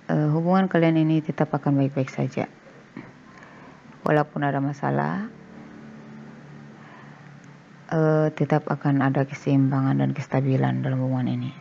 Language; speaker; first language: Indonesian; native; Indonesian